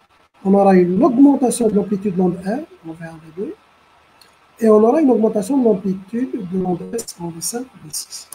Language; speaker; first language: French; non-native, local second language; Arabic